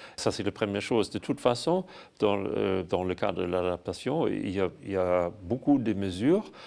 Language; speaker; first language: French; non-native, fluent; German